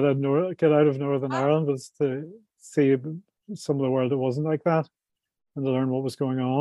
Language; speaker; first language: English; native; English